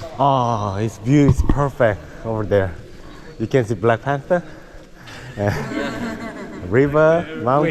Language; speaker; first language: English; non-native, learner; Korean